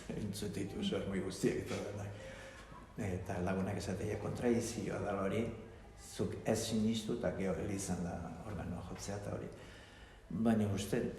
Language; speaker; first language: Basque; native; Basque